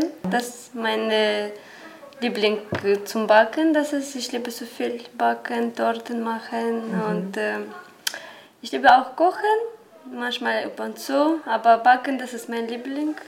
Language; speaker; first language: German; non-native, learner; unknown